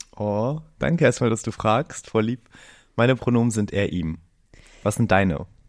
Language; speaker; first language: German; early bilingual, other home language; Greek